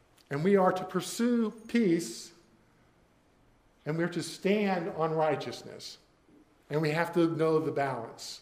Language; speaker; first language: English; native; English